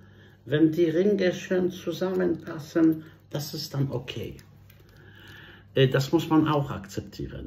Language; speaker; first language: German; non-native, fluent; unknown